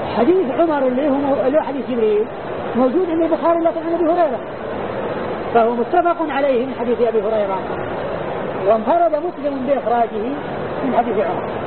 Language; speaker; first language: Arabic; native; Arabic